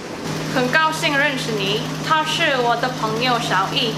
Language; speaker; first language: Chinese; non-native, learner; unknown